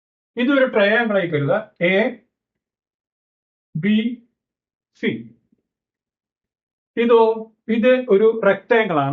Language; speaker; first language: Malayalam; native; Malayalam